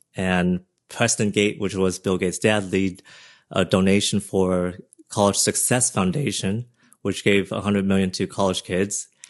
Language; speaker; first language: English; early bilingual, other home language; Vietnamese